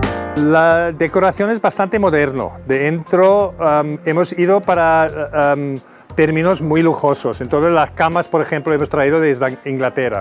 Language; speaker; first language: Spanish; non-native, fluent; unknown